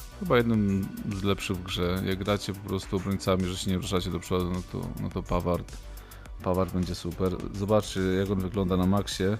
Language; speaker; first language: Polish; native; Polish